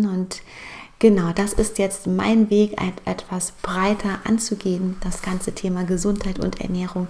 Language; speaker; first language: German; native; German